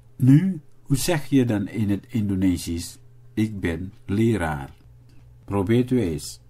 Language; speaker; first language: Dutch; non-native, fluent; Indonesian